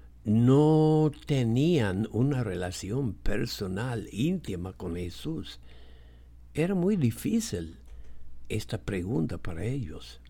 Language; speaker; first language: Spanish; non-native, fluent; English